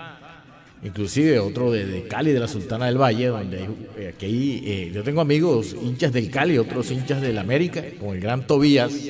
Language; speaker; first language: Spanish; native; Spanish